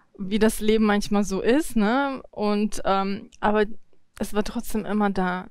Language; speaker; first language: German; early bilingual, other home language; Russian